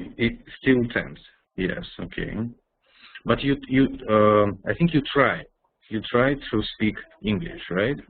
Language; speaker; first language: English; non-native, fluent; Russian